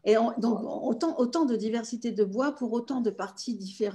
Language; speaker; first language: French; native; French